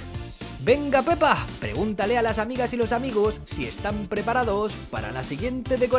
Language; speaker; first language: Spanish; native; Spanish